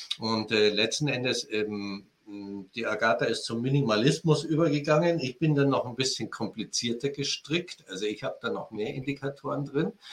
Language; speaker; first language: German; native; German